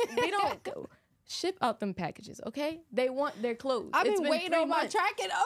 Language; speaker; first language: English; native; English